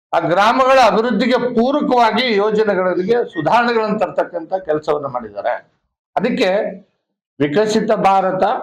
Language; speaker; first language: Kannada; native; Kannada